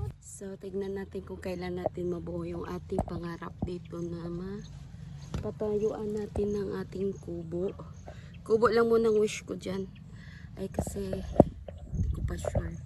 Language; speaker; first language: Filipino; native; Filipino